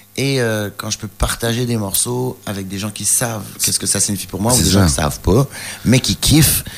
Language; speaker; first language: French; native; French